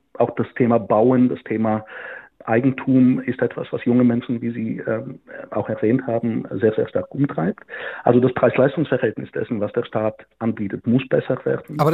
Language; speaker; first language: German; non-native, fluent; Bulgarian